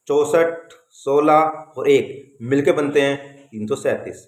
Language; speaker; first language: Hindi; native; Hindi